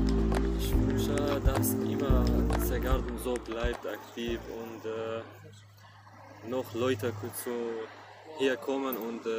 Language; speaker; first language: German; non-native, learner; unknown